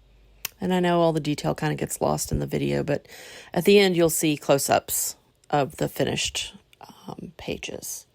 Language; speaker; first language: English; native; English